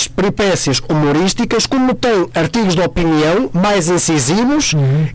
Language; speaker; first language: Portuguese; native; Portuguese